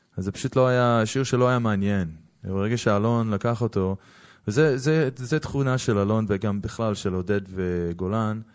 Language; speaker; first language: Hebrew; non-native, fluent; English